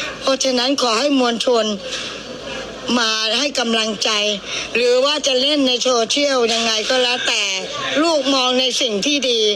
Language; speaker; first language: Thai; native; Thai